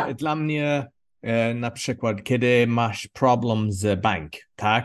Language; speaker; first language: Polish; non-native, learner; English